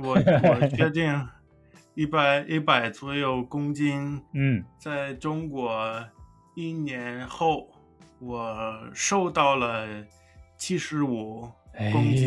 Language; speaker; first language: Chinese; non-native, learner; English